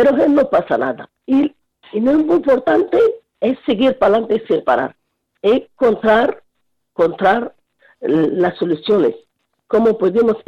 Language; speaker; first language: Spanish; non-native, fluent; Arabic